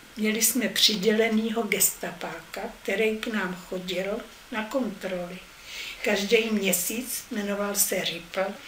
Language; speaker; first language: Czech; native; Czech